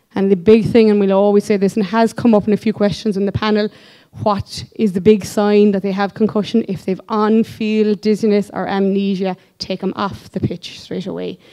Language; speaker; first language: English; native; English